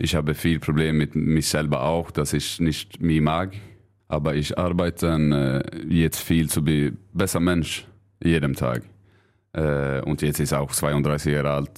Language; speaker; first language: German; non-native, learner; Swedish